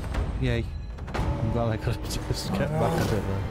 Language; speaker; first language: English; native; English